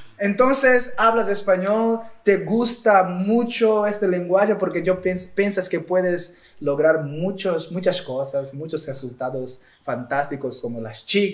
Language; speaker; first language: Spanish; non-native, learner; Portuguese